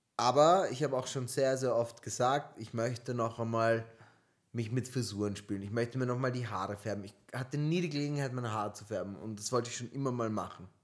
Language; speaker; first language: German; early bilingual, other home language; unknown